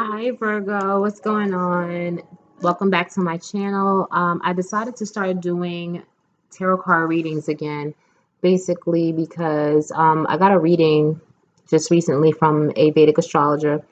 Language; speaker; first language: English; native; English